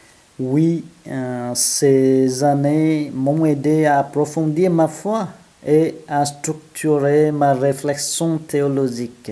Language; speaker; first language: French; non-native, fluent; Vietnamese